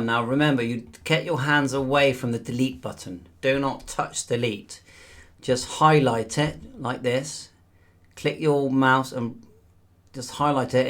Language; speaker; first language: English; native; English